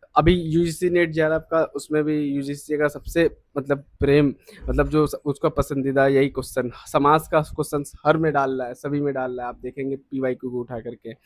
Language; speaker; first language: Hindi; native; Hindi